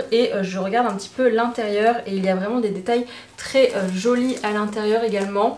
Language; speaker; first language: French; native; French